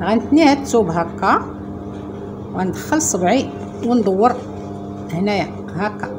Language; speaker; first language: Arabic; native; Arabic